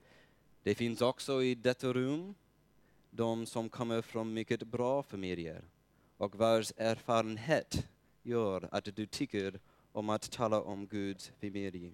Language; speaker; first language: Swedish; non-native, fluent; English